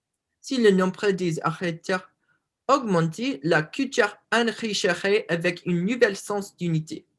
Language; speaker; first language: French; non-native, learner; English